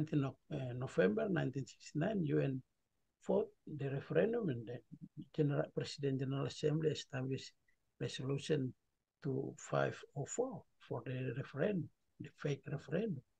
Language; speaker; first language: English; non-native, learner; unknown